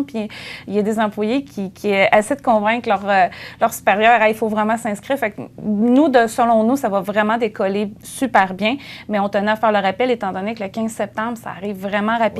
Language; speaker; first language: French; native; French